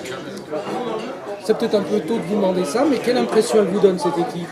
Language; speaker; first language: French; native; French